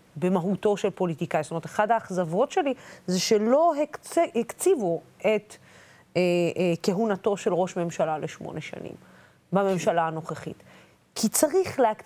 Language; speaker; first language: Hebrew; non-native, local second language; Arabic